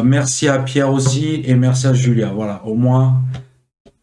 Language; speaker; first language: French; native; French